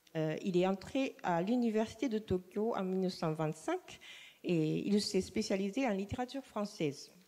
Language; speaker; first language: French; non-native, fluent; Japanese